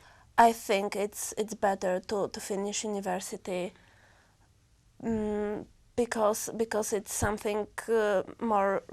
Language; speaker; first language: English; non-native, learner; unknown